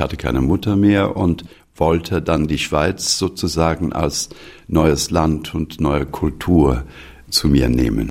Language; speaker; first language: German; non-native, fluent; English